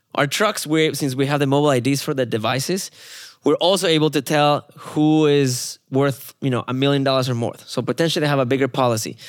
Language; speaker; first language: English; non-native, fluent; Spanish